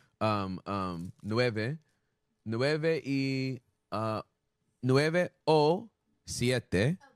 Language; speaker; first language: Spanish; non-native, learner; English